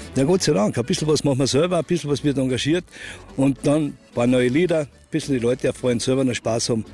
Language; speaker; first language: German; native; German